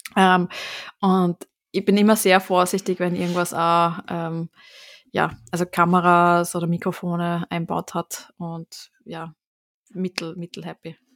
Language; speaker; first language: German; native; German